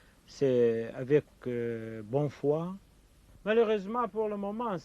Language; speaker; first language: French; non-native, fluent; Kurdish